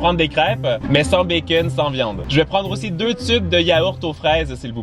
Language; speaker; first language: French; native; French